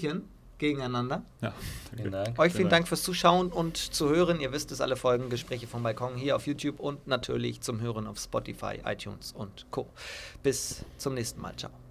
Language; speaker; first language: German; native; German